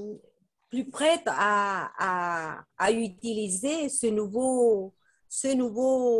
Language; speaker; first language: French; non-native, fluent; Spanish